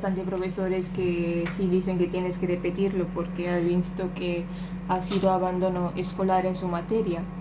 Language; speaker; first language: Spanish; early bilingual, other home language; Romanian